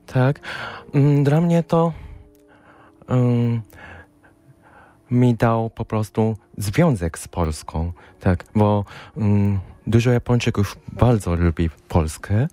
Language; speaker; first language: Polish; non-native, fluent; Japanese